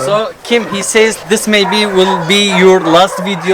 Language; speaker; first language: English; non-native, learner; Turkish